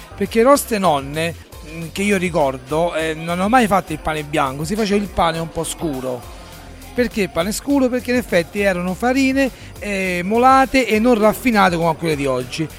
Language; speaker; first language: Italian; native; Italian